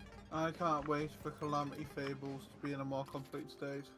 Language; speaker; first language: English; native; English